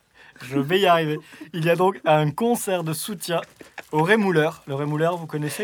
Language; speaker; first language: French; native; French